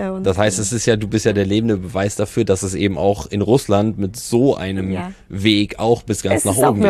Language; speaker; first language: German; native; German